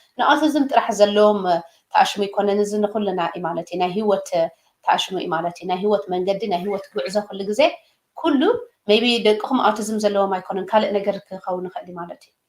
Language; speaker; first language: Tigrinya; native; Tigrinya